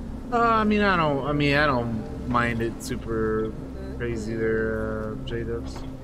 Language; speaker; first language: English; early bilingual, other home language; Spanish